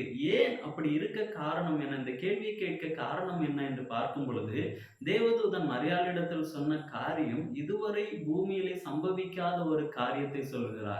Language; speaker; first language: Tamil; native; Tamil